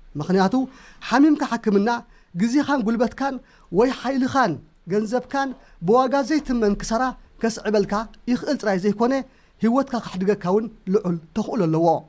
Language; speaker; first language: Tigrinya; native; Tigrinya